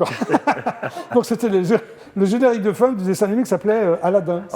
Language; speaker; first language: French; native; French